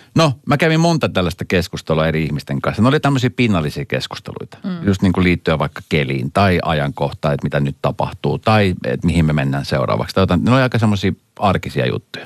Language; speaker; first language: Finnish; non-native, fluent; Spanish